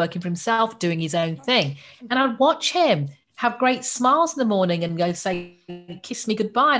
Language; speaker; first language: English; native; English